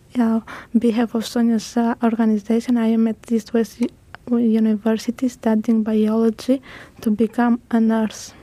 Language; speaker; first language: English; non-native, learner; Greek